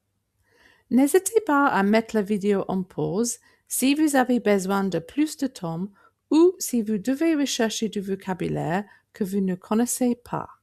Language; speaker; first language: French; non-native, fluent; English